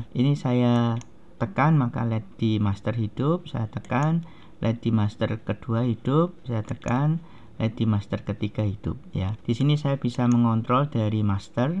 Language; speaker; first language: Indonesian; native; Indonesian